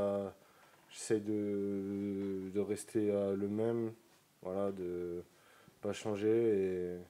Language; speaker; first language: French; native; French